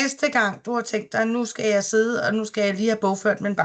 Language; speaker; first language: Danish; native; Danish